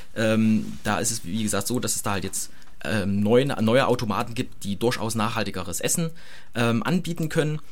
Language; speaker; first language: German; native; German